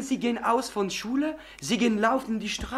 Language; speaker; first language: German; non-native, learner; French